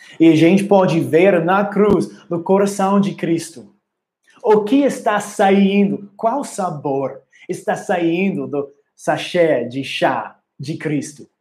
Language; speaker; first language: Portuguese; non-native, learner; English